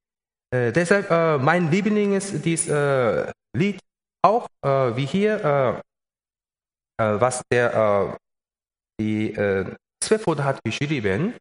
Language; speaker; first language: German; non-native, learner; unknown